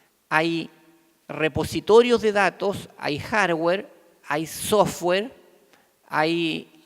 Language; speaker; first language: Spanish; native; Spanish